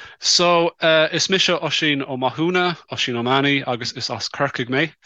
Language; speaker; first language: Irish; non-native, local second language; English